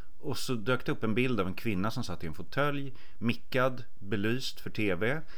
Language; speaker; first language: Swedish; native; Swedish